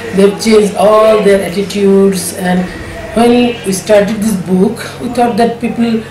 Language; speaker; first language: English; non-native, local second language; Bangla